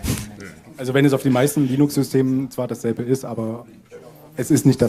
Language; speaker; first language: German; native; German